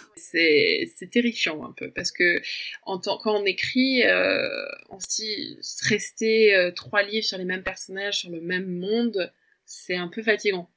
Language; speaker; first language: French; early bilingual, other home language; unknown